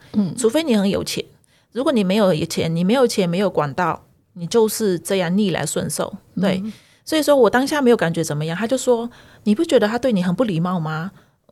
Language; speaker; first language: Chinese; early bilingual, heritage; Chinese